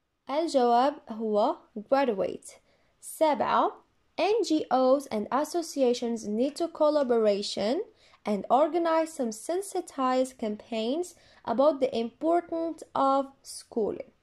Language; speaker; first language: English; non-native, fluent; Arabic